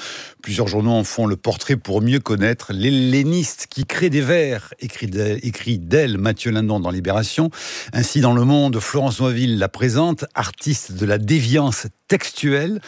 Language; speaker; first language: French; native; French